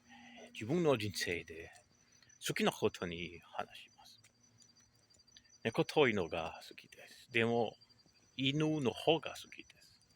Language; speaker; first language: Japanese; non-native, learner; Portuguese